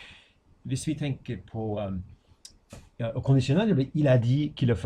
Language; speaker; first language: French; non-native, fluent; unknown